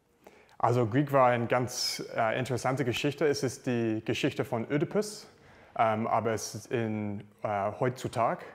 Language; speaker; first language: German; non-native, learner; English